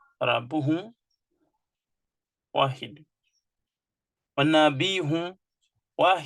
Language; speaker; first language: Arabic; non-native, fluent; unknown